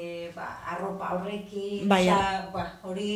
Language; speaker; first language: Basque; non-native, local second language; Spanish